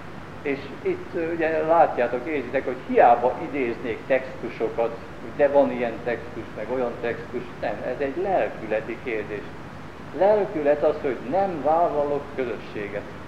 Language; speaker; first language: Hungarian; native; Hungarian